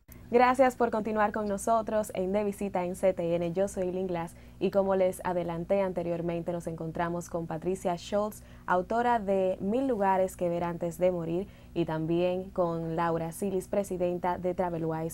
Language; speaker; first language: Spanish; native; Spanish